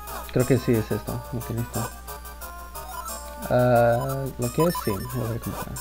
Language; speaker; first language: Spanish; early bilingual, heritage; Spanish